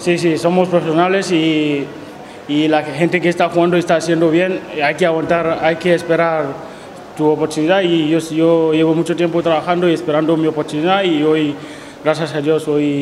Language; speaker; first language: Spanish; non-native, fluent; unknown